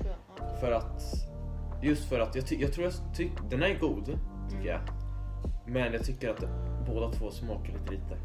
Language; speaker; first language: Swedish; native; Swedish